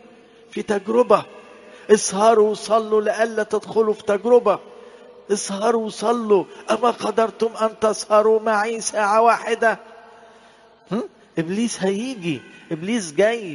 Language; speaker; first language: Arabic; native; Arabic